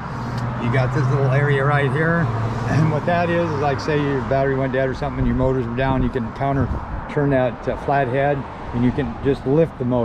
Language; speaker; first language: English; native; English